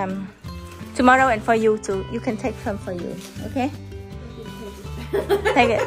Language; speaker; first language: English; non-native, learner; Vietnamese